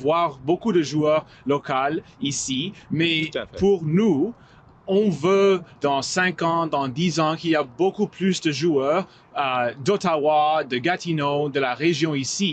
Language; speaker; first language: French; non-native, local second language; English